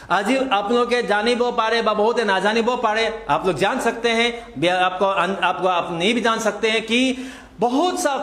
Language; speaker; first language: Hindi; non-native, local second language; Assamese